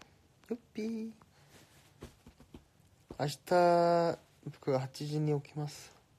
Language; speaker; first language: Japanese; non-native, fluent; Korean